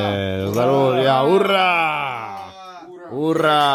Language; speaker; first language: Russian; non-native, learner; Portuguese